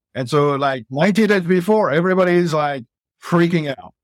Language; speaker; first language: English; non-native, fluent; French